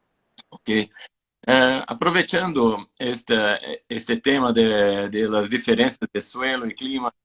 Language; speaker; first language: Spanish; non-native, fluent; Portuguese